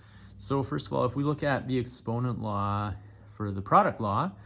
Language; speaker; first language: English; native; English